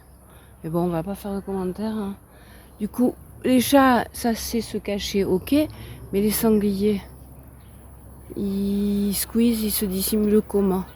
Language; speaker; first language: French; native; French